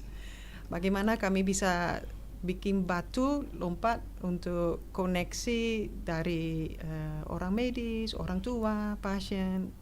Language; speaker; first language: Indonesian; non-native, fluent; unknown